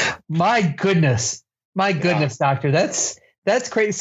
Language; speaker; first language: English; native; English